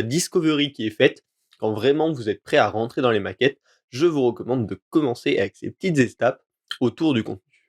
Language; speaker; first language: French; native; French